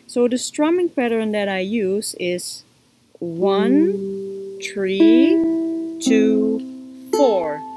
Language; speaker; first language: English; non-native, fluent; Dutch